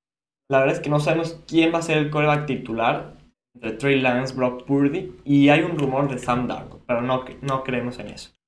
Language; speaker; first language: Spanish; native; Spanish